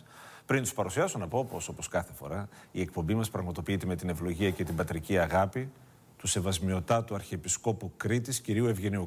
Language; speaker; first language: Greek; native; Greek